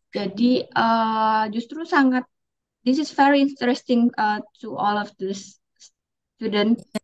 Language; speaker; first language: English; non-native, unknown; Indonesian